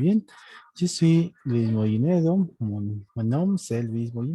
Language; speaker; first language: French; non-native, fluent; Spanish